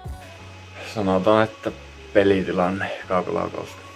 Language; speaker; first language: Finnish; native; Finnish